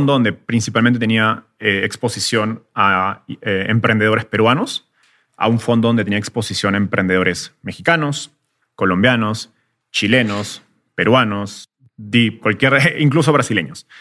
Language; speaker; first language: Spanish; native; Spanish